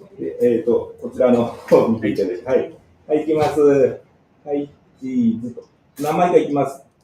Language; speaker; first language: Japanese; native; Japanese